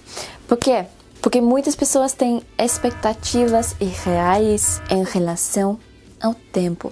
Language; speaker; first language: Portuguese; non-native, fluent; Spanish